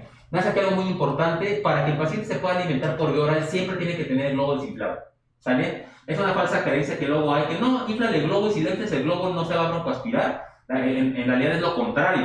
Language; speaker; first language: Spanish; native; Spanish